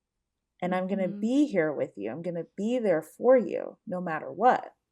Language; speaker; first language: English; native; English